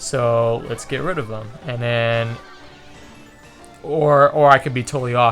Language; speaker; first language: English; native; English